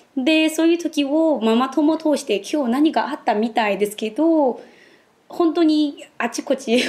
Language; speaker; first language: Japanese; non-native, fluent; Chinese